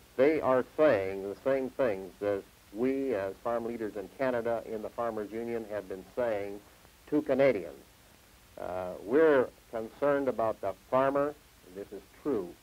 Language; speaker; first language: English; native; English